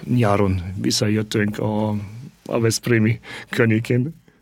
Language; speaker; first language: Hungarian; non-native, learner; German